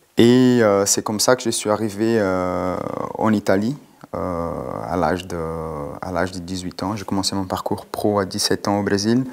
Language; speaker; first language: French; non-native, fluent; Portuguese